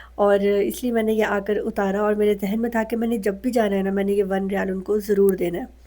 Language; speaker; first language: Urdu; native; Urdu